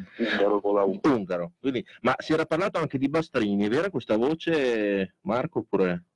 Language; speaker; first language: Italian; native; Italian